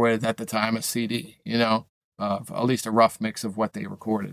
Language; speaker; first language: English; native; English